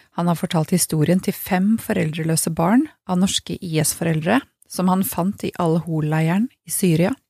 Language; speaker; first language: Norwegian; native; Norwegian